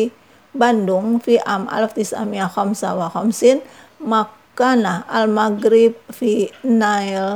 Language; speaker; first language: Arabic; non-native, fluent; Indonesian